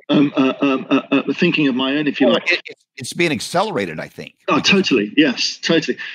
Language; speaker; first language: English; native; English